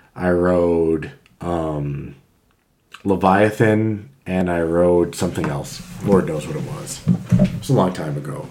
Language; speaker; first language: English; native; English